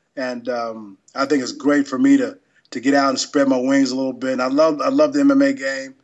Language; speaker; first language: English; native; English